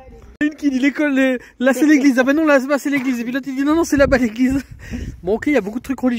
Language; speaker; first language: French; native; French